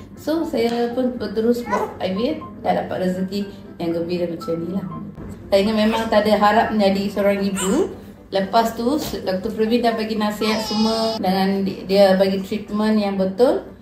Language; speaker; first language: Malay; non-native, local second language; Tamil